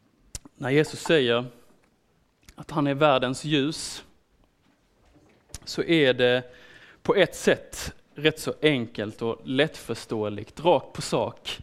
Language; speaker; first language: Swedish; native; Swedish